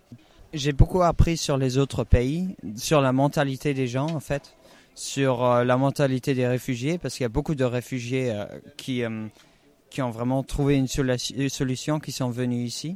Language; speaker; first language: French; non-native, fluent; German